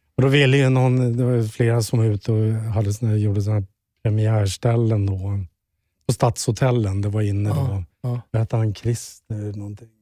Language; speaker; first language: Swedish; native; Swedish